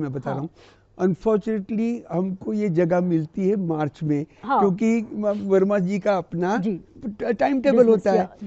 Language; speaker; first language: Hindi; native; Hindi